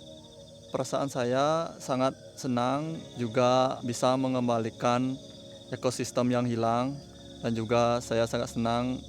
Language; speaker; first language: Indonesian; non-native, local second language; Balinese